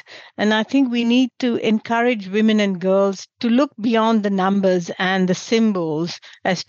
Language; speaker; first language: English; non-native, local second language; Gujarati